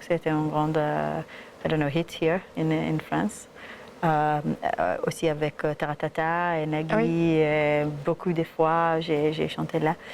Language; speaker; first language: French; non-native, learner; Hebrew